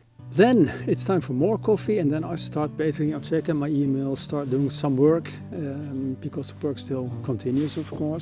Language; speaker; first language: English; non-native, fluent; Dutch